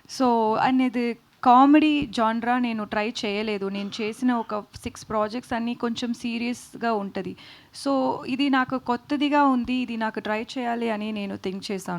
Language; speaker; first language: Telugu; non-native, learner; Tamil